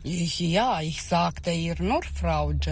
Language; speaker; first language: German; non-native, learner; Romanian